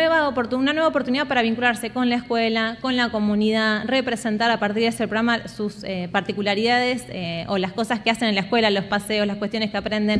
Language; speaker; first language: Spanish; native; Spanish